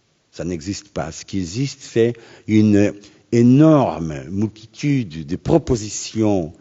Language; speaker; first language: French; non-native, fluent; Portuguese